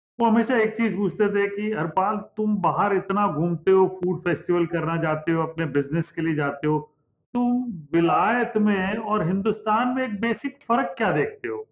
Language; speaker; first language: Hindi; non-native, local second language; Punjabi